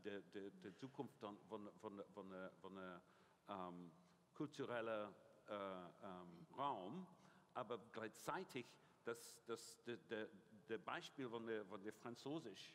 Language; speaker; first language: German; non-native, learner; English